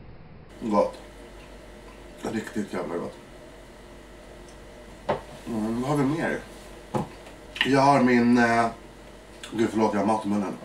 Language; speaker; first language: Swedish; early bilingual, other home language; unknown